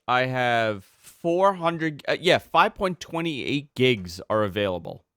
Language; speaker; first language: English; native; English